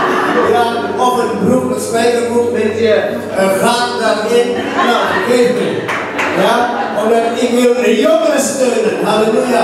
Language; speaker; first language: Dutch; non-native, fluent; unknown